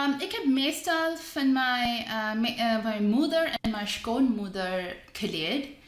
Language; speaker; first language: Dutch; non-native, learner; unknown